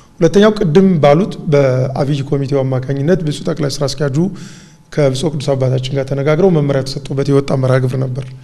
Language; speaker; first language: Amharic; native; Amharic